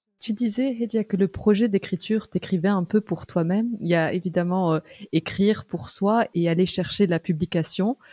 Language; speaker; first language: French; early bilingual, other home language; Arabic